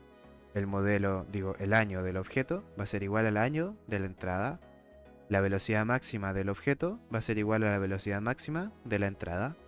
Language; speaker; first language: Spanish; native; Spanish